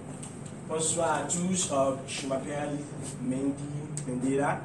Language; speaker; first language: French; non-native, learner; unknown